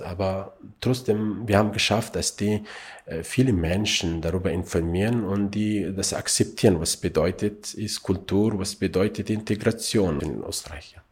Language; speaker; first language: German; non-native, learner; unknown